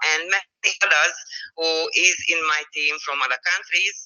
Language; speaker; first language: English; non-native, fluent; Hungarian